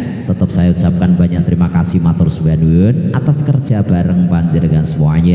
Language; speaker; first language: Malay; non-native, local second language; Javanese